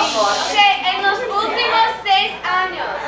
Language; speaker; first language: Spanish; early bilingual, other home language; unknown